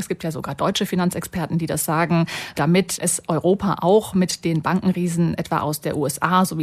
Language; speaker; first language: German; native; German